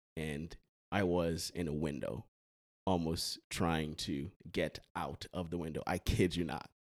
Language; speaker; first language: English; early bilingual, other home language; Haitian Creole